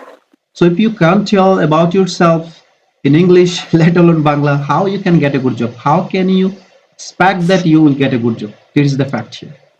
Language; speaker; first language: English; non-native, fluent; Bangla